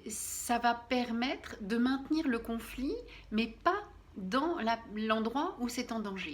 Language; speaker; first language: French; native; French